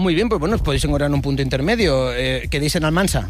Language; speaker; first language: Spanish; native; Spanish